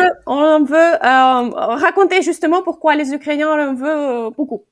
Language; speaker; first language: French; non-native, fluent; Ukrainian